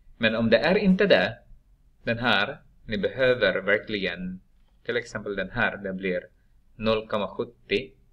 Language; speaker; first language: Swedish; non-native, fluent; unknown